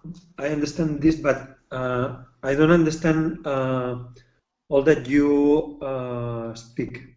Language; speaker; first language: English; non-native, learner; Spanish